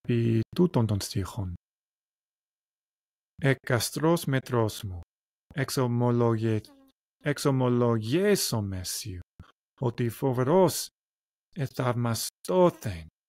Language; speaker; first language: Greek; non-native, learner; English